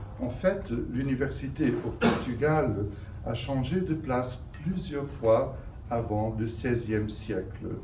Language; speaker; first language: French; non-native, fluent; Portuguese